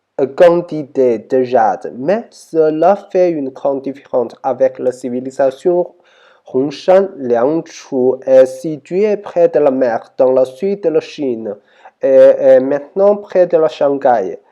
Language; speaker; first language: French; non-native, learner; Chinese